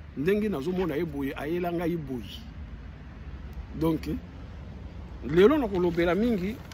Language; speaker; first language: Lingala; non-native, local second language; Kongo